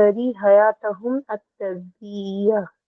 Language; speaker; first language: Arabic; non-native, learner; Hindi